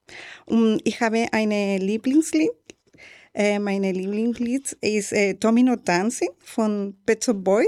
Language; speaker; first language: German; non-native, learner; Spanish